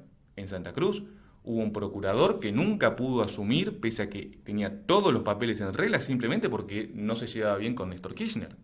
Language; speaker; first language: Spanish; native; Spanish